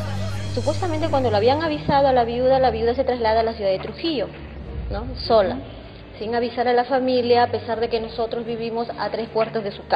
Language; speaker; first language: Spanish; native; Spanish